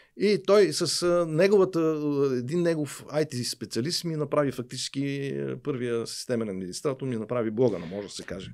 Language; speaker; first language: Bulgarian; native; Bulgarian